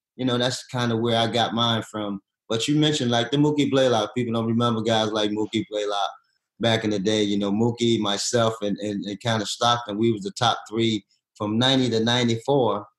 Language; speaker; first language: English; native; English